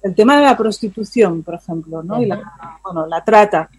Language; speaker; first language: Spanish; native; Spanish